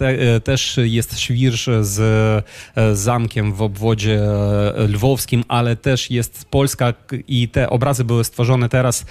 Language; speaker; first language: Polish; non-native, fluent; Ukrainian